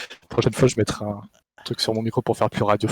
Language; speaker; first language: French; native; French